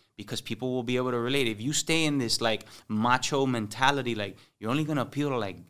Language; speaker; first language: English; early bilingual, other home language; Spanish